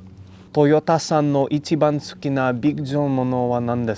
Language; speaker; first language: Japanese; non-native, learner; English